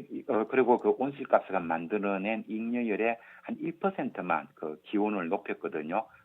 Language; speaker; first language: Korean; native; Korean